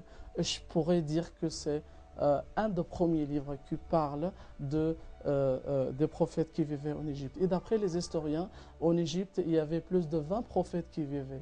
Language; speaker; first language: French; non-native, fluent; Arabic